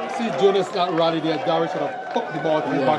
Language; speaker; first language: English; native; English